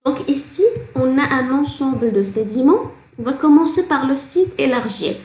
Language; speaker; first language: French; non-native, local second language; Arabic